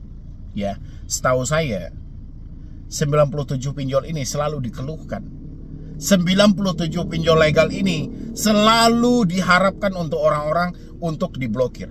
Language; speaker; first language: Indonesian; native; Indonesian